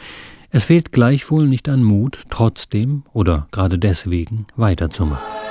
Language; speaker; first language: German; native; German